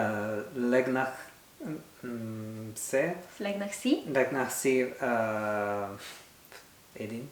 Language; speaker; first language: Bulgarian; non-native, learner; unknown